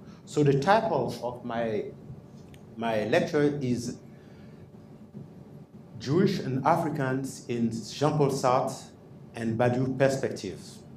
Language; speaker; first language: English; non-native, fluent; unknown